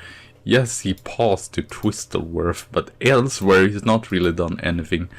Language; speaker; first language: English; non-native, fluent; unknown